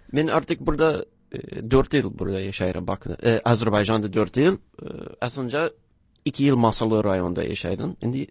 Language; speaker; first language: Turkish; non-native, learner; English